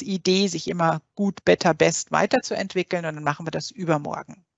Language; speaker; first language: German; native; German